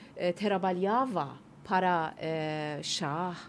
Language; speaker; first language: Portuguese; non-native, fluent; Persian